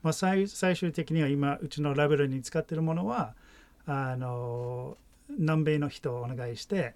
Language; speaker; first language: Japanese; non-native, fluent; English